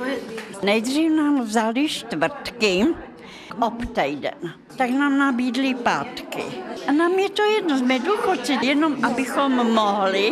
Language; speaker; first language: Czech; non-native, fluent; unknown